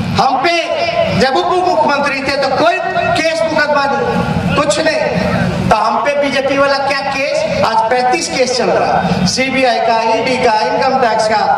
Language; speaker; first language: Hindi; native; Hindi